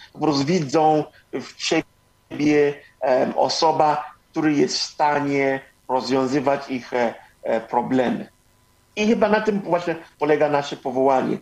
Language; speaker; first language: Polish; non-native, fluent; Igbo